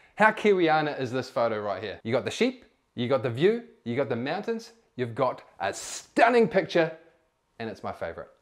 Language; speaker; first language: English; native; English